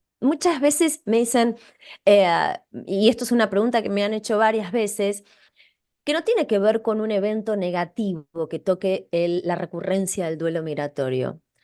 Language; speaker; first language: Spanish; native; Spanish